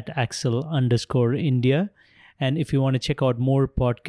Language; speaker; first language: English; non-native, local second language; Tamil